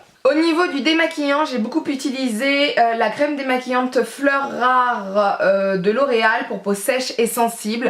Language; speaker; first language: French; native; French